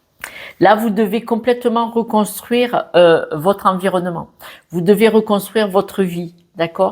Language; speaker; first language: French; native; French